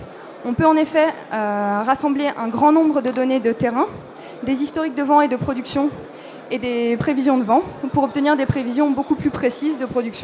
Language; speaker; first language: French; native; French